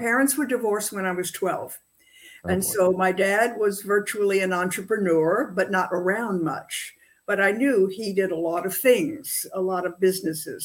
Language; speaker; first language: English; native; English